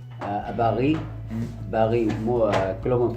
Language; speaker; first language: French; non-native, learner; Arabic